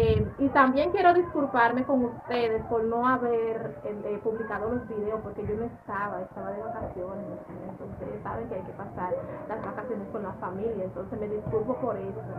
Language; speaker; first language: Spanish; non-native, fluent; Haitian Creole